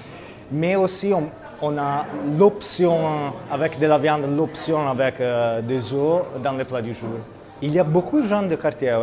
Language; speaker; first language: French; non-native, fluent; Italian